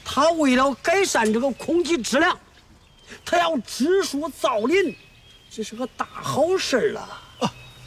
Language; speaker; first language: Chinese; native; Chinese